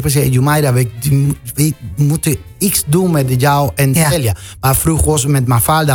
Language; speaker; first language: Dutch; non-native, fluent; Spanish